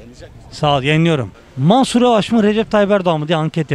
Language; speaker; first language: Turkish; native; Turkish